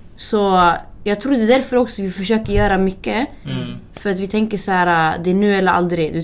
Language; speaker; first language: Swedish; early bilingual, other home language; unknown